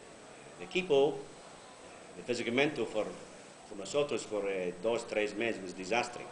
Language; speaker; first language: Spanish; non-native, learner; English